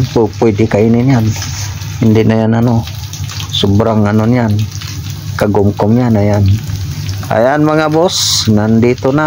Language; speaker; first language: Filipino; non-native, local second language; Cebuano